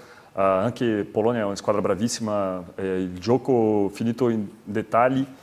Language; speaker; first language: Italian; non-native, learner; Portuguese